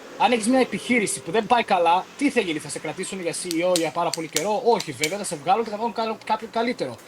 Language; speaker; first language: Greek; early bilingual, heritage; Greek